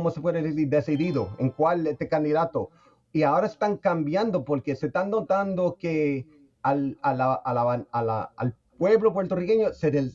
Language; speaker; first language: Spanish; early bilingual, heritage; Spanish